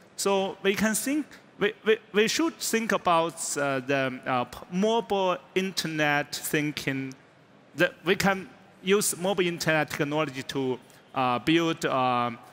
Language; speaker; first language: English; non-native, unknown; Chinese